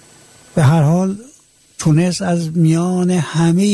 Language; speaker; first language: Persian; native; Persian